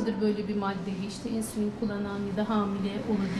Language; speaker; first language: Turkish; native; Turkish